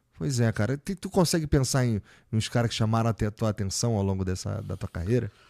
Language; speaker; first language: Portuguese; native; Portuguese